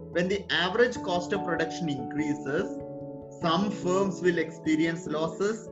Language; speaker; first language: English; non-native, local second language; Malayalam